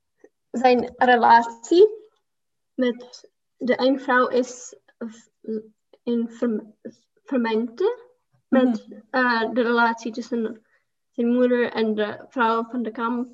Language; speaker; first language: Dutch; non-native, learner; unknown